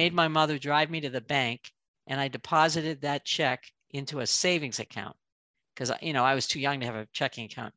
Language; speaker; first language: English; native; English